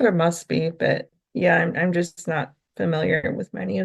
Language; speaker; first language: English; native; English